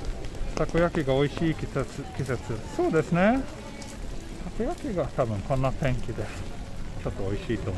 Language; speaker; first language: Japanese; non-native, fluent; Swedish